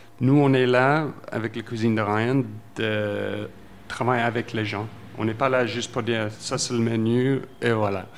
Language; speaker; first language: French; non-native, fluent; English